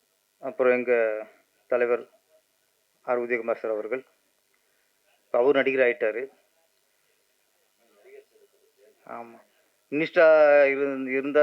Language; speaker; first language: Tamil; native; Tamil